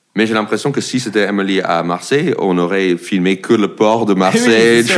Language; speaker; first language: French; non-native, fluent; English